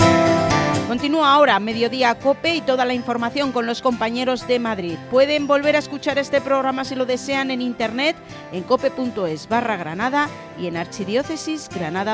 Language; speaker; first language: Spanish; native; Spanish